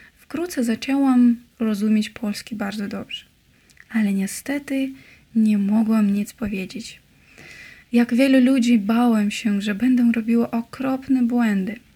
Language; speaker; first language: Polish; non-native, learner; Russian